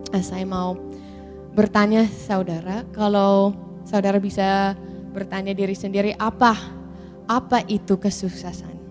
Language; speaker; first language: Indonesian; non-native, fluent; English